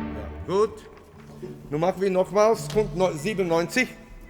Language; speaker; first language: German; non-native, fluent; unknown